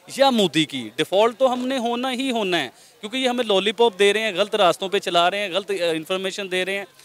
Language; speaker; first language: Urdu; non-native, local second language; Punjabi